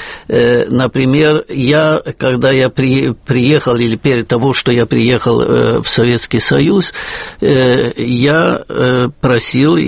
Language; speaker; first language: Russian; non-native, fluent; German